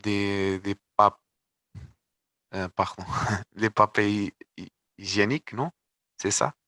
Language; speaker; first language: French; non-native, learner; Portuguese